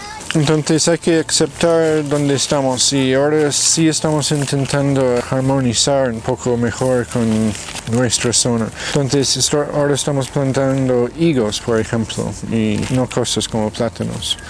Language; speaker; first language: Spanish; non-native, fluent; English